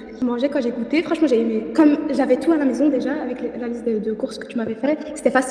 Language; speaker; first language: French; native; French